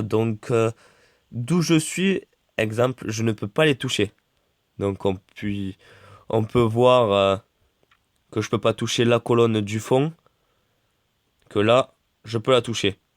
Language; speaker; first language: French; native; French